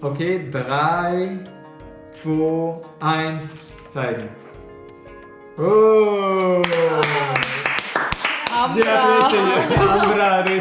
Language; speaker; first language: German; non-native, fluent; Indonesian